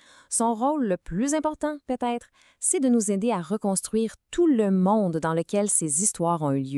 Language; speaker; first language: French; native; French